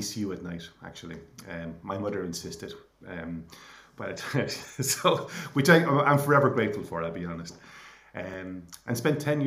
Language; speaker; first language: English; native; English